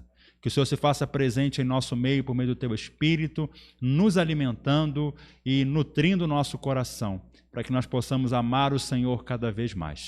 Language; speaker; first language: Portuguese; native; Portuguese